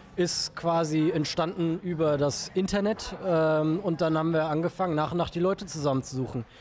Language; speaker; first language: German; native; German